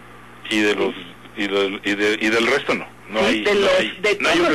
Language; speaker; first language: Spanish; native; Spanish